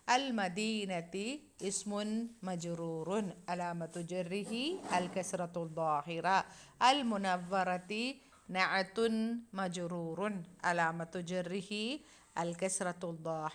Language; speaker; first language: Arabic; non-native, fluent; Malayalam